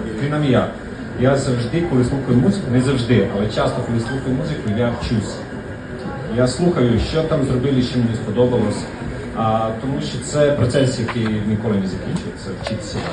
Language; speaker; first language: Ukrainian; non-native, fluent; Serbian